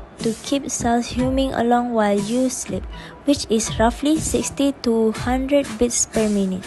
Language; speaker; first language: English; non-native, local second language; Malay